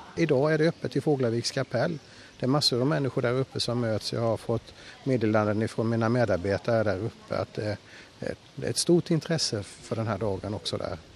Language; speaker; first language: Swedish; native; Swedish